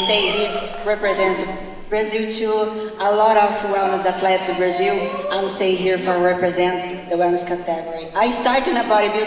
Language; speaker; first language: English; non-native, learner; Spanish